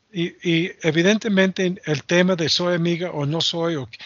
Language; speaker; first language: Spanish; non-native, fluent; English